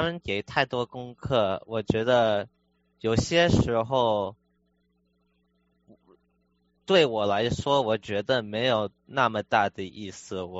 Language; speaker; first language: Chinese; early bilingual, heritage; Chinese